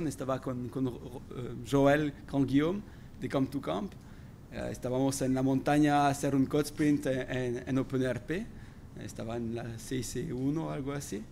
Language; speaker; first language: Spanish; non-native, fluent; French